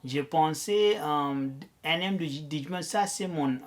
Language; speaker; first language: French; non-native, learner; Arabic